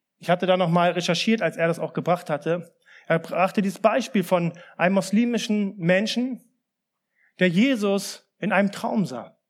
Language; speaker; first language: German; early bilingual, other home language; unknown